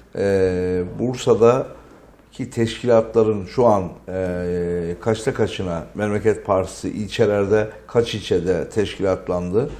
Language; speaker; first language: Turkish; native; Turkish